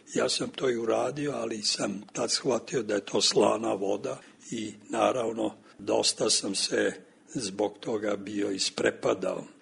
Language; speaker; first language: Serbian; native; Serbian